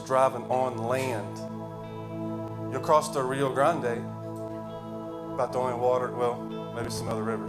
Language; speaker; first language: English; native; English